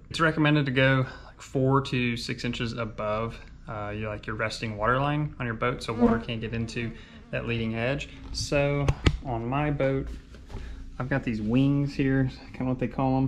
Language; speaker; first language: English; native; English